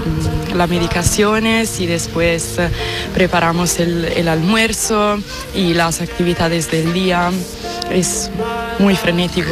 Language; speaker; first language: Spanish; non-native, fluent; Italian